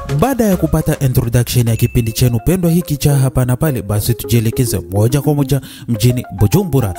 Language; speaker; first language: Swahili; native; Swahili